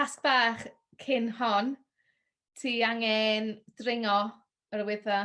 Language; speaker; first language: Welsh; non-native, local second language; English